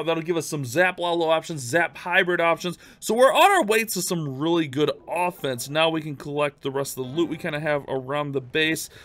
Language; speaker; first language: English; native; English